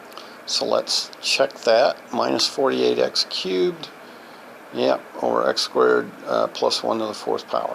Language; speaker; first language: English; native; English